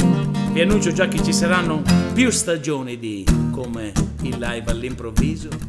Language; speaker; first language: Italian; native; Italian